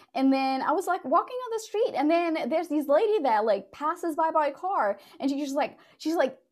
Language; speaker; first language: English; non-native, fluent; Portuguese